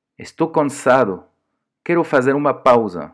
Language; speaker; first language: Portuguese; non-native, fluent; French